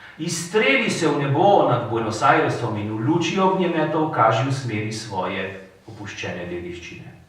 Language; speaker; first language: Slovenian; early bilingual, heritage; Slovenian